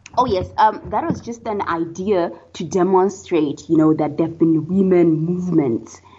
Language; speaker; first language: English; non-native, local second language; Tswana